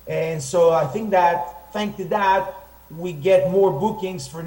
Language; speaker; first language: English; non-native, fluent; Hebrew